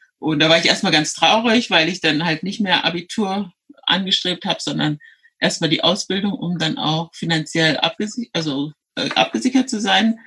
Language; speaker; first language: German; native; German